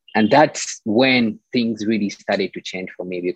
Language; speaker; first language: English; non-native, local second language; Ganda